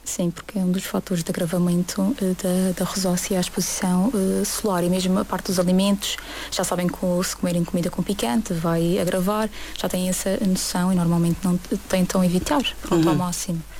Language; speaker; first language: Portuguese; native; Portuguese